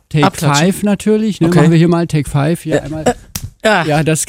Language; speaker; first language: German; native; German